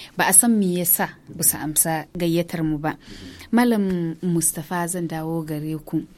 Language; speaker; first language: Hausa; native; Hausa